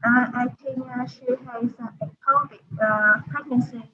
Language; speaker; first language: English; non-native, learner; Vietnamese